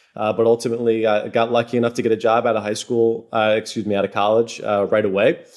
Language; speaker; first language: English; native; English